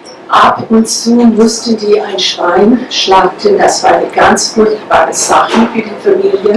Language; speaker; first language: German; non-native, fluent; English